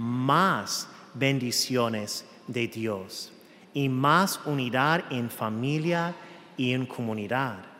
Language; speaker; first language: Spanish; non-native, fluent; English